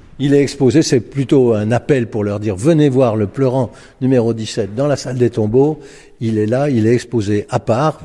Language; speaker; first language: French; native; French